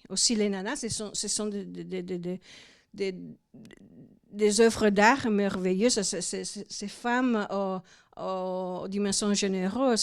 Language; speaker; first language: French; non-native, fluent; Italian